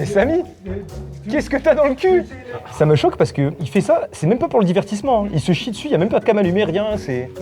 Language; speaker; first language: French; native; French